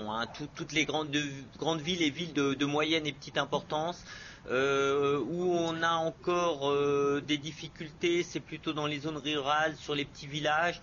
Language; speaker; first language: French; native; French